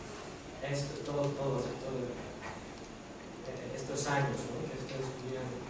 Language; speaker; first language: Spanish; non-native, fluent; Greek